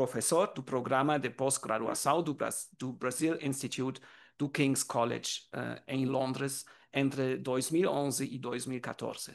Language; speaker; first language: Portuguese; non-native, learner; German